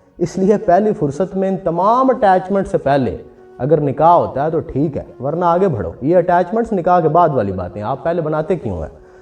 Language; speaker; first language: Urdu; non-native, local second language; Punjabi